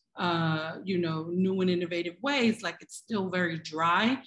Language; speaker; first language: English; native; English